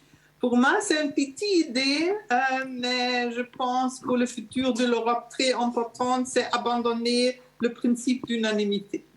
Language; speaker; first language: French; non-native, learner; German